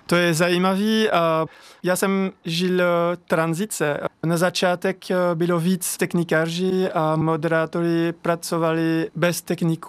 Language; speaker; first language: Czech; non-native, fluent; French